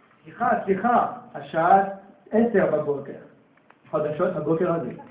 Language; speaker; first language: Hebrew; non-native, learner; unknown